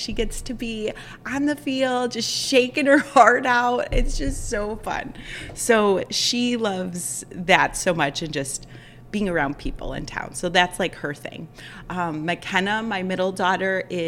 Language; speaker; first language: English; native; English